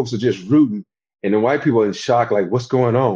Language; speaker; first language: English; native; English